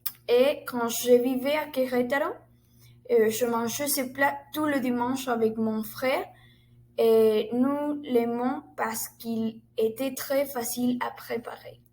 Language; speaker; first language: French; non-native, learner; Spanish